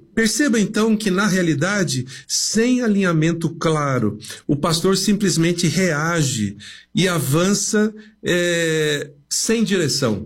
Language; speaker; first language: Portuguese; native; Portuguese